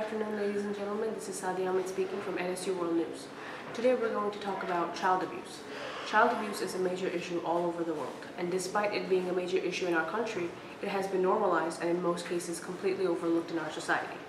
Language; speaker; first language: English; non-native, local second language; Bangla